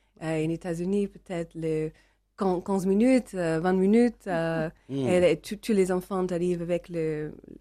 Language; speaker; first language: French; non-native, learner; English